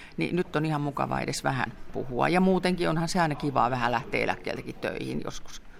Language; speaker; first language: Finnish; native; Finnish